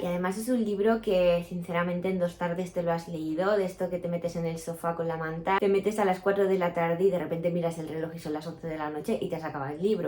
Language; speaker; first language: Spanish; native; Spanish